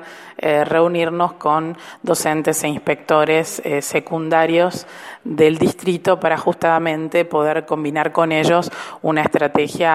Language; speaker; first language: Spanish; native; Spanish